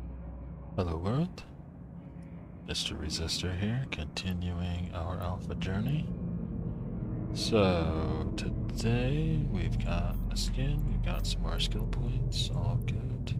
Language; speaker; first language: English; native; English